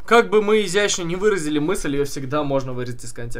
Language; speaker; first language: Russian; native; Russian